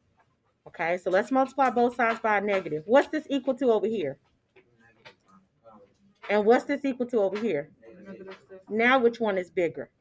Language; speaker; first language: English; native; English